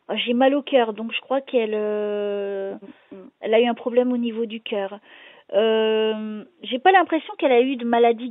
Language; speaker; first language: French; native; French